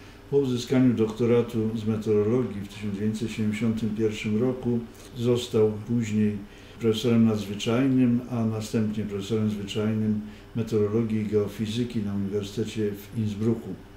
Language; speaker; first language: Polish; native; Polish